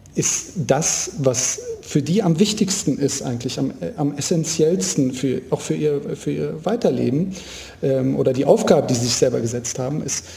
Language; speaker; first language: German; native; German